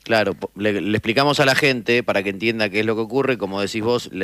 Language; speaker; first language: Spanish; native; Spanish